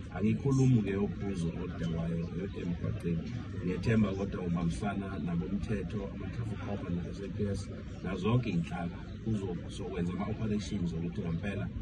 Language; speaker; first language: Zulu; native; Zulu